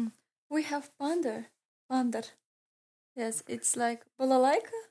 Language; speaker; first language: English; non-native, learner; Ingush